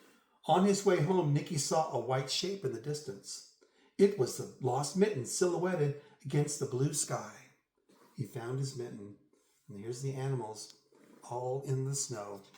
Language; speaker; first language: English; native; English